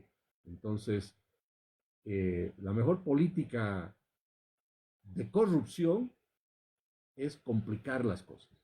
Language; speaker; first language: Spanish; native; Spanish